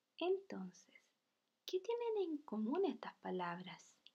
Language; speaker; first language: Spanish; native; Spanish